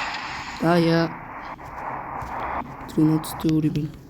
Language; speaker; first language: Russian; non-native, local second language; Kazakh